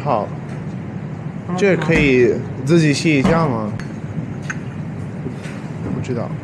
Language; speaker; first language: Chinese; non-native, learner; Italian